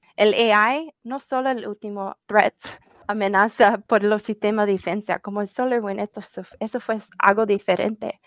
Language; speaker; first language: Spanish; early bilingual, heritage; Spanish